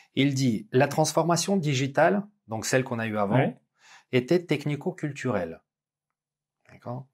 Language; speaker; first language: French; non-native, fluent; Russian